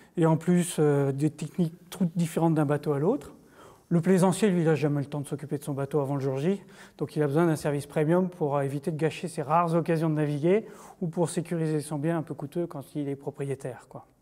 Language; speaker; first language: French; native; French